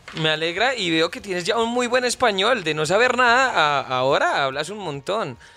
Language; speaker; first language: Spanish; native; Spanish